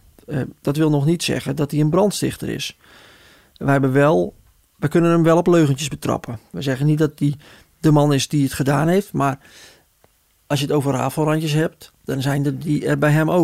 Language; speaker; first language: Dutch; native; Dutch